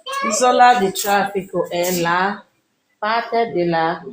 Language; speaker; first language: Italian; non-native, learner; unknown